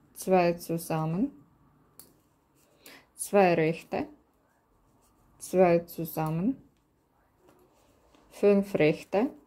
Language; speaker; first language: German; non-native, learner; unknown